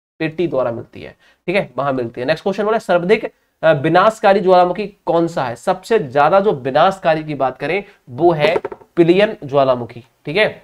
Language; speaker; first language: Hindi; native; Hindi